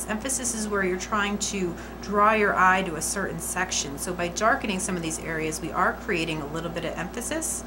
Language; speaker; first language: English; native; English